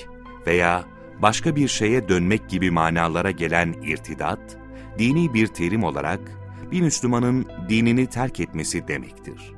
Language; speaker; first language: Turkish; native; Turkish